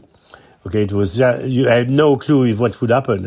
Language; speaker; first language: English; non-native, fluent; French